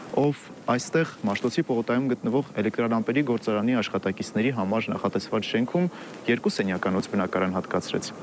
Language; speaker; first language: Armenian; native; Armenian